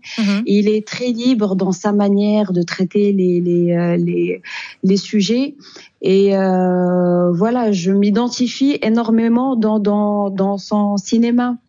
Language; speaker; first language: French; non-native, local second language; Arabic